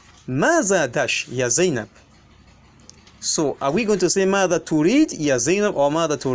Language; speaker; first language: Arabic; non-native, fluent; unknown